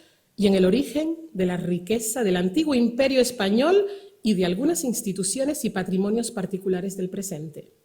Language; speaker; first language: Spanish; native; Spanish